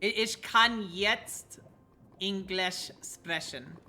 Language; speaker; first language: German; non-native, learner; English